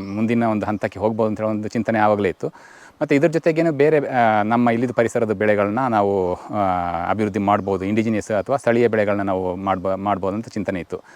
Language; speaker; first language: Kannada; non-native, local second language; Kodava